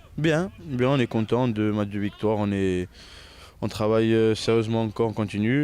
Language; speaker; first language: French; native; French